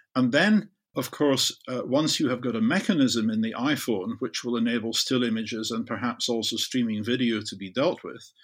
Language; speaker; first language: English; native; English